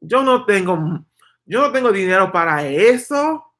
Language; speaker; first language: Spanish; non-native, learner; English